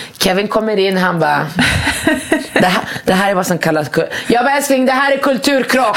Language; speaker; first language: Swedish; early bilingual, other home language; Arabic